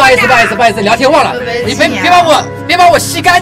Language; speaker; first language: Chinese; native; Chinese